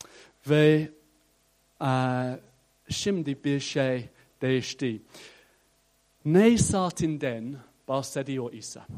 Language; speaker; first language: Turkish; non-native, fluent; English